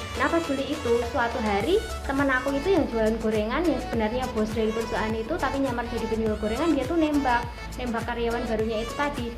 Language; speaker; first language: Indonesian; native; Indonesian